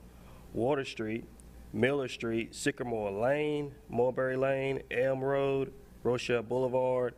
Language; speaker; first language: English; native; English